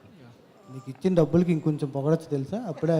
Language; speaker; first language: Telugu; native; Telugu